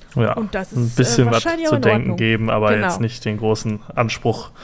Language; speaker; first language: German; native; German